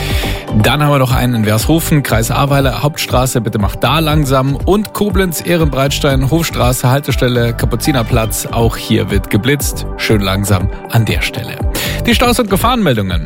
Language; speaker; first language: German; native; German